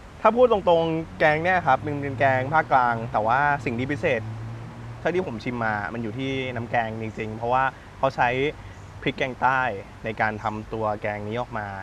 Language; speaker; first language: Thai; native; Thai